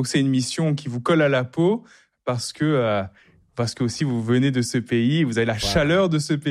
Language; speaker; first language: French; native; French